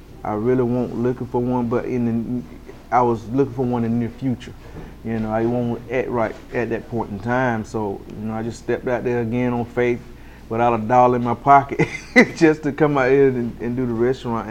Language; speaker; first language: English; native; English